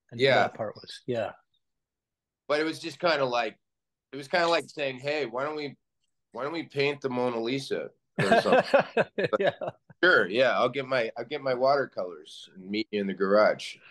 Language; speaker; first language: English; native; English